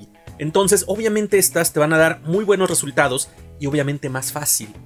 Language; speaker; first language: Spanish; native; Spanish